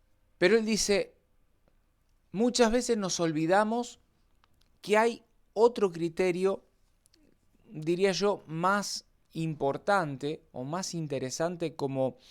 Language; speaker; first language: Spanish; native; Spanish